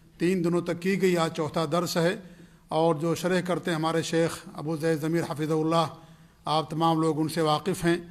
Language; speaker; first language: Urdu; native; Urdu